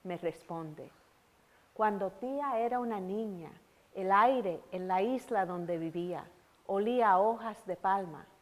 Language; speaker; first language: Spanish; early bilingual, heritage; Spanish